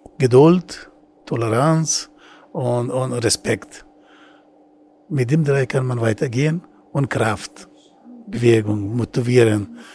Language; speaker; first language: German; non-native, learner; Persian